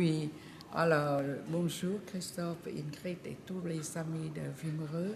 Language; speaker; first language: French; non-native, fluent; Vietnamese